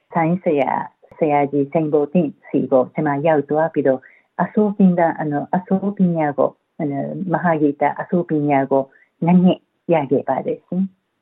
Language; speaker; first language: Burmese; non-native, fluent; Japanese